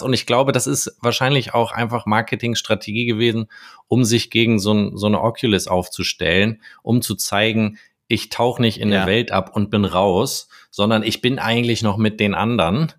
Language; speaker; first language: German; native; German